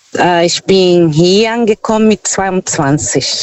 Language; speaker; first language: German; non-native, fluent; Portuguese